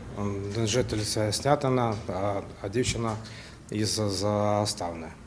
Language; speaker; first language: Ukrainian; non-native, local second language; Russian